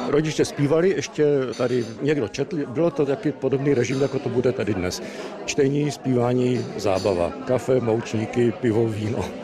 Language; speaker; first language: Czech; early bilingual, heritage; Czech